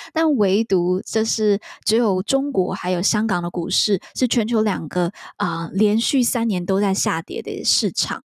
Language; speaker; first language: Chinese; native; Chinese